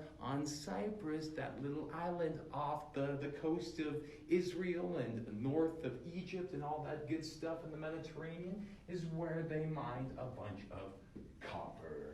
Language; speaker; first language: English; native; English